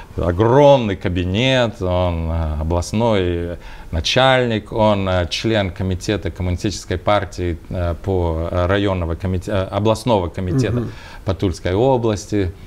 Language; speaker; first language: Russian; native; Russian